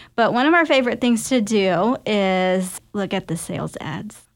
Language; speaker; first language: English; native; English